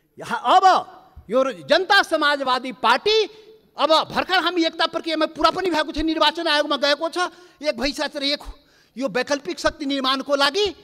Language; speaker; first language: Nepali; non-native, local second language; Maithili